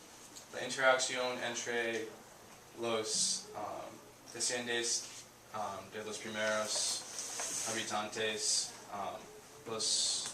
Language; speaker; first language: Spanish; non-native, learner; English